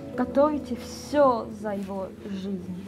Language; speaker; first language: Russian; non-native, learner; Korean